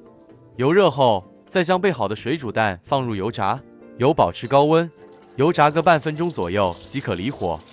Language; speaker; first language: Chinese; native; Chinese